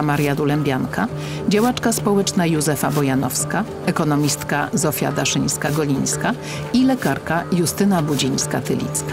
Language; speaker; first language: Polish; native; Polish